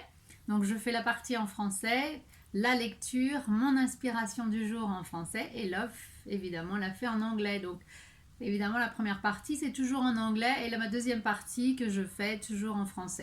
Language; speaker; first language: French; native; French